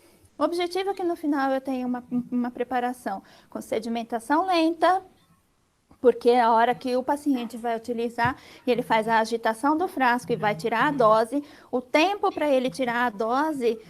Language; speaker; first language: Portuguese; native; Portuguese